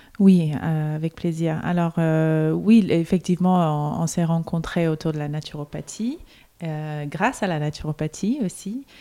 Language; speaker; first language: French; non-native, fluent; English